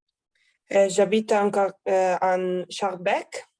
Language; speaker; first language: French; non-native, learner; Italian